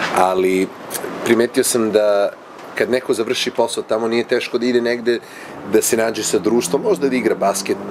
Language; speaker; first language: Croatian; early bilingual, other home language; Serbian